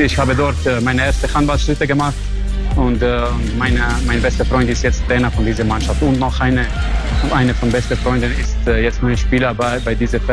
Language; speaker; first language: German; non-native, fluent; Croatian